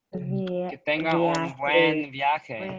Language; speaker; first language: Spanish; early bilingual, heritage; Spanish